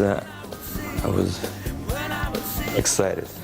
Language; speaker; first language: English; non-native, learner; Russian